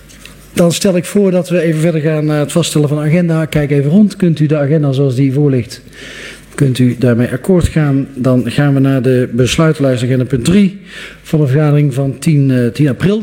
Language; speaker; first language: Dutch; native; Dutch